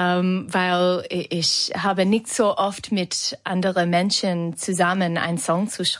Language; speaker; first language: German; non-native, learner; English